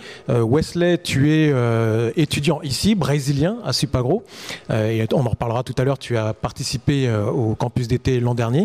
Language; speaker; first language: French; native; French